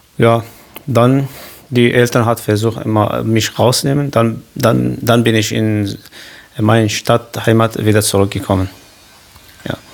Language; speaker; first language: German; non-native, learner; Kurdish